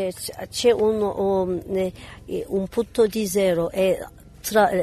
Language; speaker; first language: Italian; non-native, learner; Kurdish